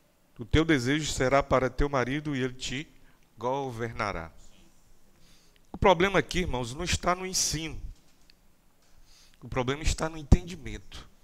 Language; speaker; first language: Portuguese; native; Portuguese